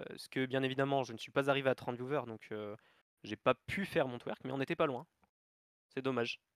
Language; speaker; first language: French; native; French